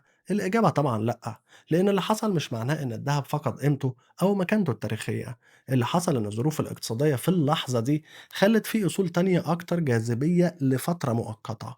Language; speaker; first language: Arabic; native; Arabic